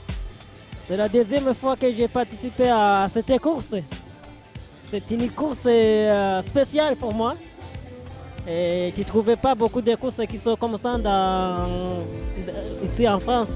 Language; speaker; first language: French; non-native, local second language; Rundi